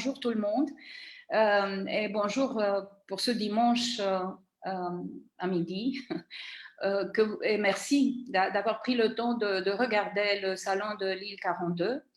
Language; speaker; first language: French; non-native, fluent; Romanian